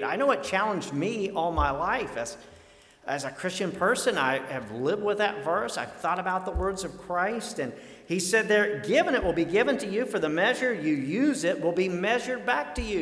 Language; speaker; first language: English; native; English